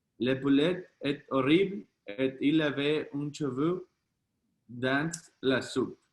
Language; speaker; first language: French; non-native, learner; Spanish